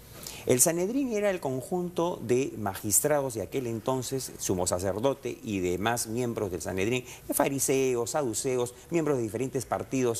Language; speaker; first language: Spanish; native; Spanish